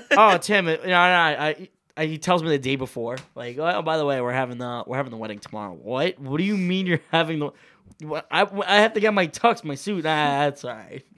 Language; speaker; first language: English; native; English